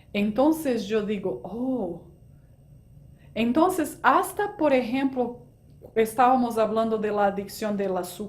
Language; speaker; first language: Spanish; non-native, fluent; Portuguese